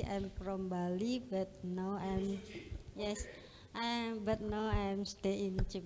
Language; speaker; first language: English; non-native, learner; Balinese